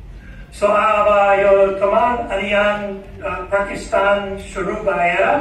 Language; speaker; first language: Nepali; non-native, learner; English